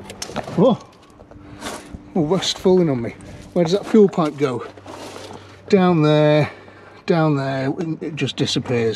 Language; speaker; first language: English; native; English